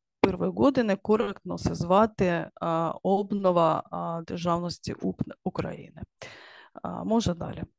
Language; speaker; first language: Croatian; non-native, learner; Ukrainian